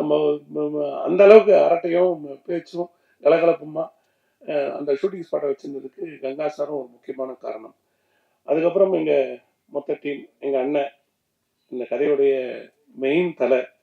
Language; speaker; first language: Tamil; native; Tamil